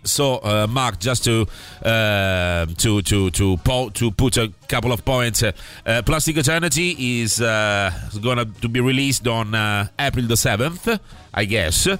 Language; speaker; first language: English; non-native, fluent; Italian